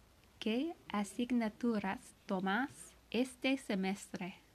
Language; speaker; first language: Spanish; non-native, learner; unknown